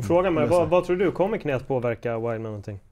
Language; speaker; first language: Swedish; native; Swedish